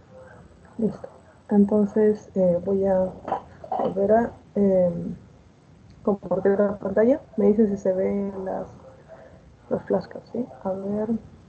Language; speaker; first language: Spanish; native; Spanish